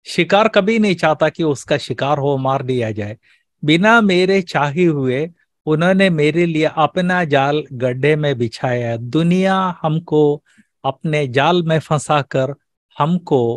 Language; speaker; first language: Hindi; non-native, local second language; Malayalam